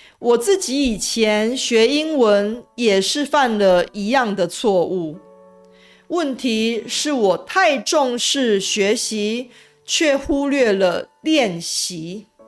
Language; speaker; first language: Chinese; native; Chinese